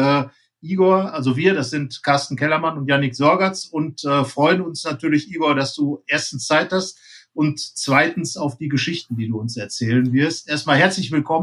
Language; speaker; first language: German; native; German